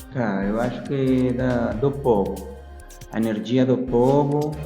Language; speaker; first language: Portuguese; non-native, fluent; Spanish